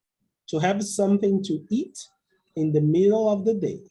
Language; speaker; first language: English; non-native, fluent; Portuguese